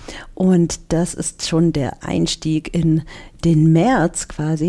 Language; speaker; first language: German; native; German